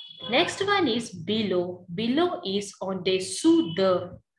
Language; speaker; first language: English; non-native, local second language; Hindi